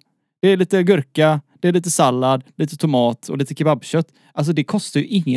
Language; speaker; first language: Swedish; native; Swedish